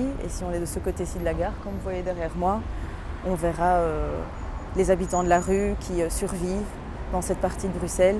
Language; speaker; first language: French; native; French